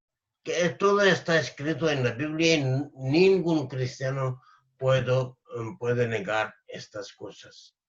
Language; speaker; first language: Spanish; non-native, learner; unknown